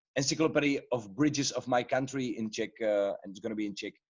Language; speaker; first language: English; non-native, fluent; Czech